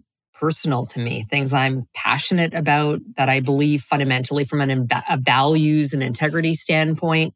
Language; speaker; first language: English; native; English